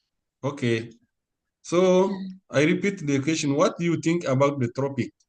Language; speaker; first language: English; non-native, learner; French